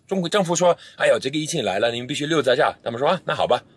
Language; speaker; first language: Chinese; non-native, fluent; English